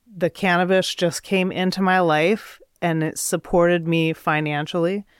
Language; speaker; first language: English; native; English